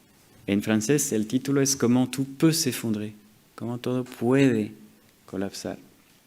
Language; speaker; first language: Spanish; non-native, fluent; French